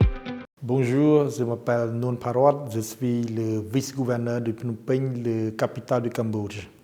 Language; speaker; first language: French; non-native, fluent; Khmer